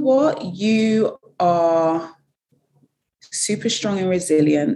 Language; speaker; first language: English; native; English